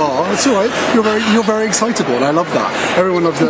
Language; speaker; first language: English; native; English